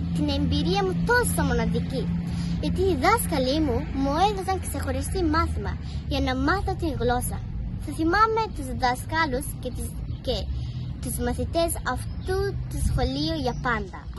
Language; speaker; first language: Greek; early bilingual, other home language; Persian